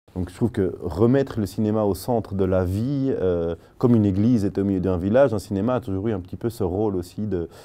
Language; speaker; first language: French; native; French